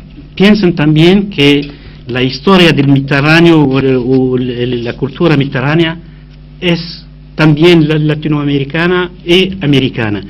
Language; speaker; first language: Spanish; non-native, fluent; Arabic